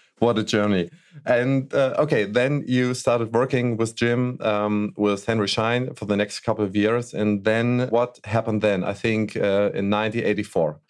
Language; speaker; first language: English; non-native, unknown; German